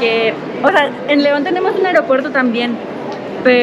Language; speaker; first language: Spanish; native; Spanish